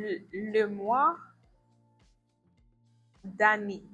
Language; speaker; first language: French; non-native, learner; English